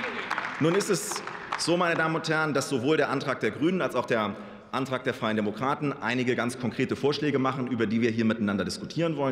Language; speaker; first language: German; native; German